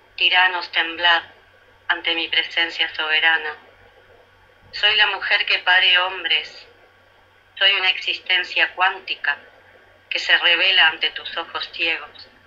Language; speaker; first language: Spanish; native; Spanish